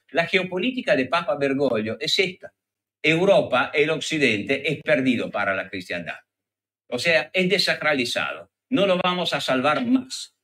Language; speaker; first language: Spanish; non-native, fluent; Italian